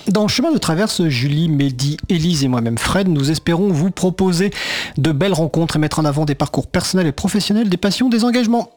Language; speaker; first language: French; native; French